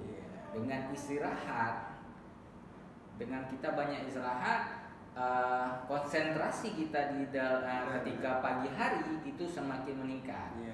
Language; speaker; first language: Indonesian; native; Indonesian